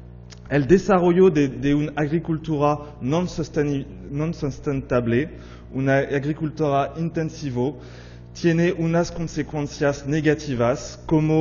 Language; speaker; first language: Spanish; non-native, fluent; French